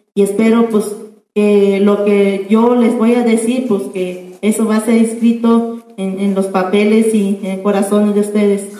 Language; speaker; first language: Spanish; non-native, local second language; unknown